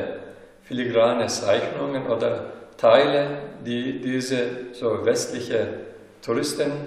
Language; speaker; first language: German; non-native, fluent; Turkish